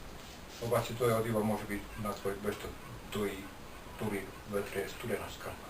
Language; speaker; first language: Bulgarian; non-native, learner; Finnish